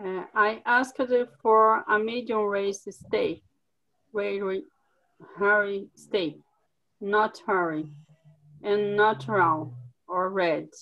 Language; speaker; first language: English; non-native, learner; Portuguese